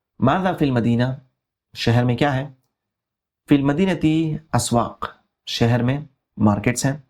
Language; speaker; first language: Urdu; native; Urdu